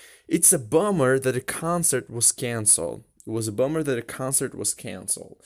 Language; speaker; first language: English; non-native, fluent; Portuguese